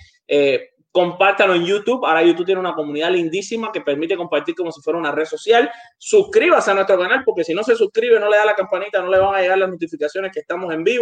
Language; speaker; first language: Spanish; native; Spanish